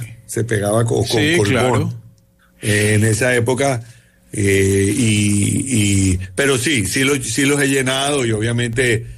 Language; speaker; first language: Spanish; native; Spanish